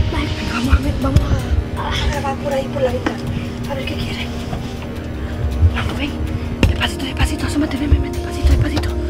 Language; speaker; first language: Spanish; native; Spanish